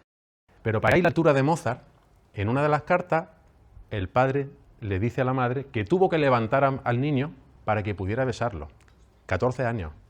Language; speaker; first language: Spanish; native; Spanish